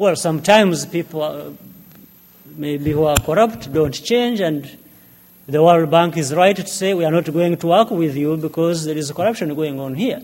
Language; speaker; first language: English; non-native, local second language; Kinyarwanda